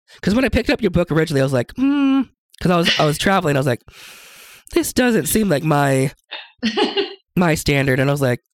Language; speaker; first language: English; native; English